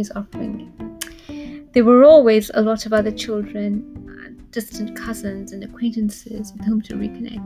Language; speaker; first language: English; native; English